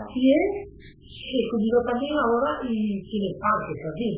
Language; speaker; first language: Spanish; non-native, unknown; Italian